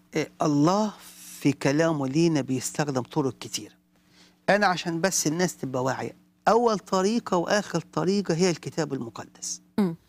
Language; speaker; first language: Arabic; native; Arabic